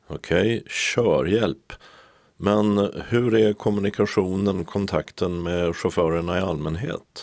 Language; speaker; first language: Swedish; native; Swedish